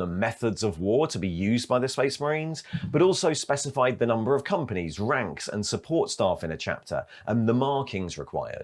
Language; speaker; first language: English; native; English